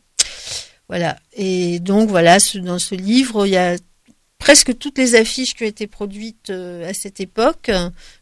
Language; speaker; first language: French; native; French